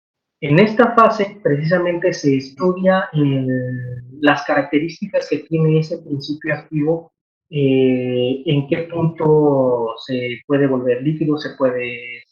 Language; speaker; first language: Spanish; native; Spanish